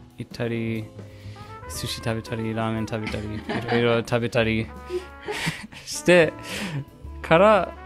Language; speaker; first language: Japanese; non-native, fluent; English